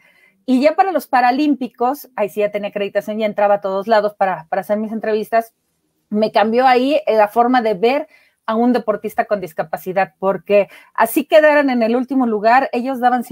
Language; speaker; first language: Spanish; native; Spanish